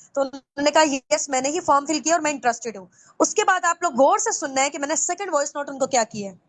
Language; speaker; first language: Urdu; non-native, local second language; Punjabi